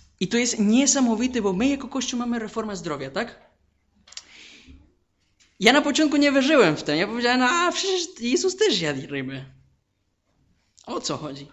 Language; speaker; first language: Polish; non-native, fluent; Spanish